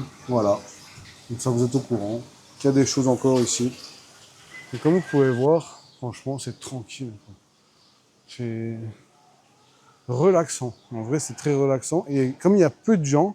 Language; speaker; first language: French; native; French